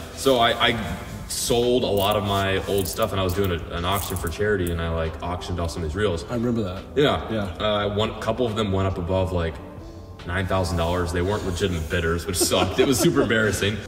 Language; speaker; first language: English; native; English